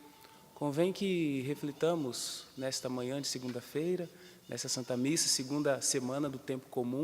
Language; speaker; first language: Portuguese; native; Portuguese